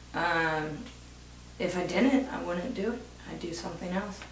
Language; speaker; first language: English; native; English